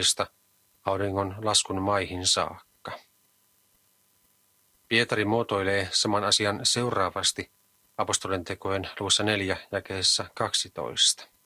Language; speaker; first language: Finnish; native; Finnish